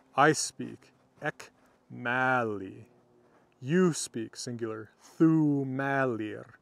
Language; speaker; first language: English; native; English